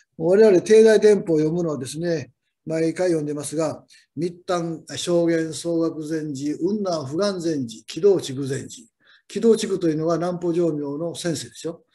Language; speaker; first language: Japanese; native; Japanese